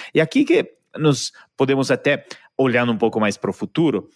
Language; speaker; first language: Portuguese; non-native, fluent; Italian